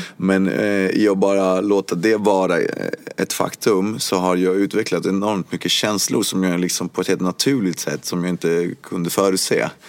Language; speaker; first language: Swedish; early bilingual, other home language; Spanish